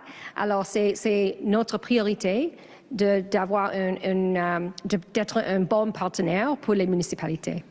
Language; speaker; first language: French; non-native, learner; English